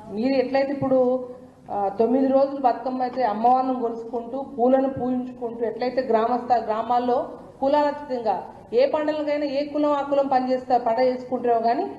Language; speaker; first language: Telugu; non-native, local second language; Lambadi